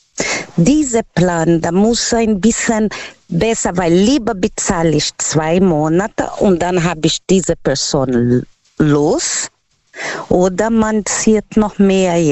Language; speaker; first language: German; non-native, learner; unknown